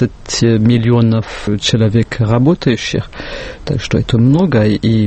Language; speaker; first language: Russian; non-native, fluent; French